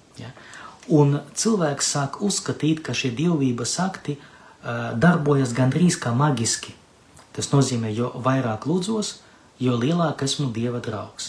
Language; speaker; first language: Latvian; non-native, local second language; Russian